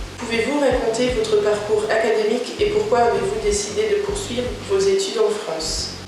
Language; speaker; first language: French; non-native, local second language; Luxembourgish